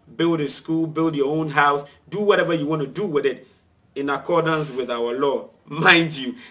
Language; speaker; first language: English; non-native, local second language; Akan